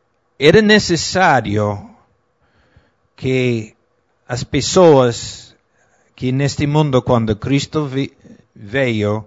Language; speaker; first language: Portuguese; non-native, fluent; Spanish